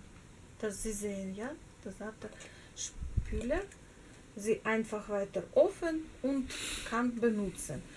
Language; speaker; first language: German; non-native, learner; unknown